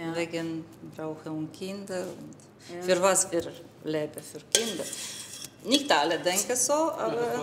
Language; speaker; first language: German; non-native, learner; Romanian